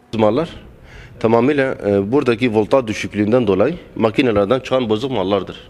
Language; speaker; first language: Turkish; non-native, local second language; Arabic